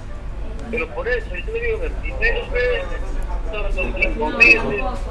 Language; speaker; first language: Spanish; native; Spanish